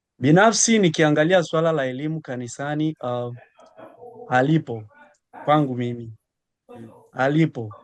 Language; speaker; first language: Swahili; native; Swahili